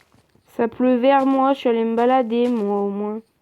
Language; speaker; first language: French; native; French